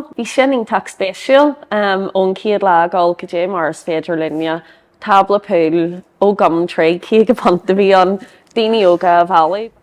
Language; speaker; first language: Irish; non-native, local second language; English